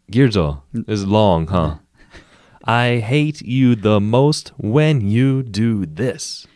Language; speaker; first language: English; native; English